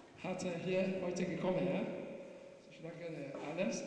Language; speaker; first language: German; non-native, learner; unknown